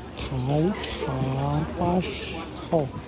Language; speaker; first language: Chinese; non-native, fluent; Tibetan